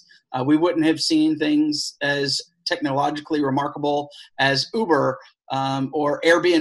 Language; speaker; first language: English; native; English